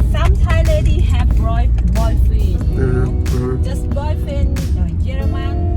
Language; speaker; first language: English; non-native, learner; Thai